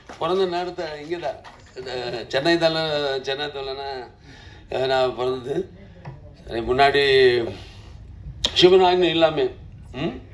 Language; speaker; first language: Tamil; non-native, local second language; Telugu